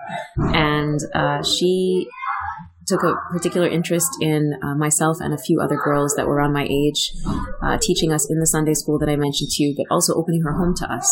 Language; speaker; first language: English; native; English